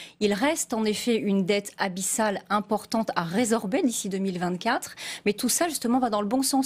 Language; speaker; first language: French; native; French